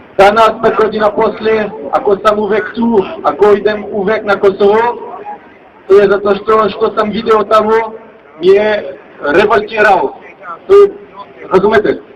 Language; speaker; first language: Bosnian; non-native, fluent; French